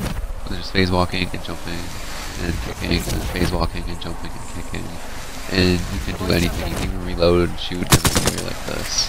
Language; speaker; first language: English; native; English